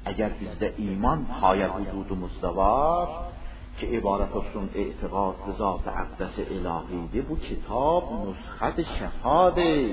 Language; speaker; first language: Persian; non-native, local second language; Azerbaijani